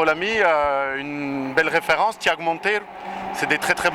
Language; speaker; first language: French; native; French